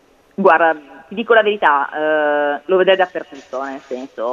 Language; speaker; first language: Italian; native; Italian